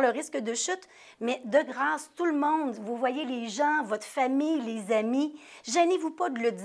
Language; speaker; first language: French; native; French